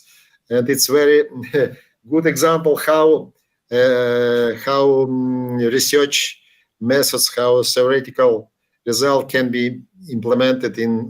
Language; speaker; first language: English; non-native, learner; Ukrainian